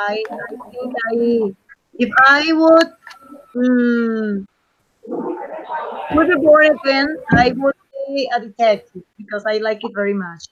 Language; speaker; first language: English; non-native, learner; Spanish